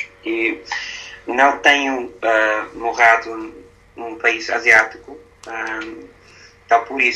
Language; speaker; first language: Portuguese; non-native, fluent; English